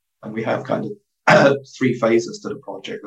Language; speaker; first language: English; native; English